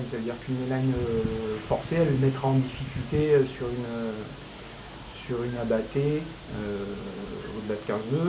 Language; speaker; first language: French; native; French